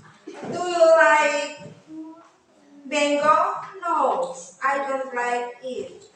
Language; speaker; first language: English; non-native, learner; Indonesian